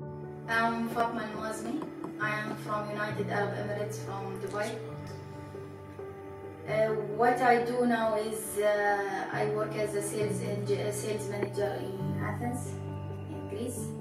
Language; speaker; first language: English; non-native, fluent; Arabic